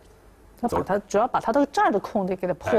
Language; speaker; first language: Chinese; native; Chinese